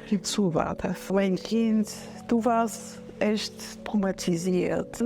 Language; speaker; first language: German; non-native, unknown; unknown